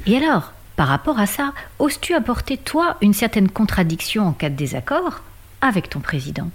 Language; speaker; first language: French; native; French